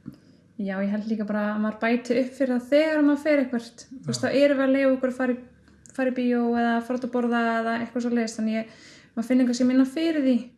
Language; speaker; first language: Icelandic; native; Icelandic